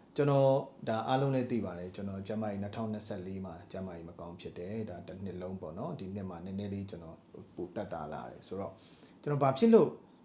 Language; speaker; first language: Burmese; native; Burmese